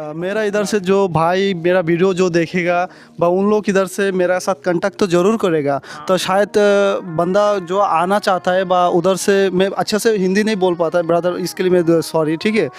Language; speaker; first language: Hindi; non-native, learner; Bangla